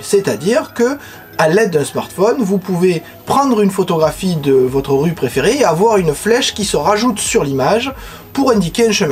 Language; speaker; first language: French; native; French